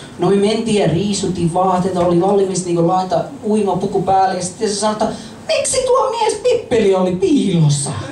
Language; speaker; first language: Finnish; non-native, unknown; English